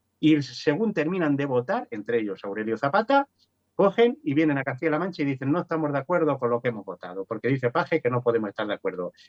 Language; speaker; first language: Spanish; native; Spanish